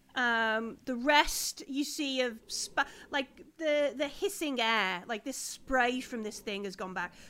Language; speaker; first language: English; native; English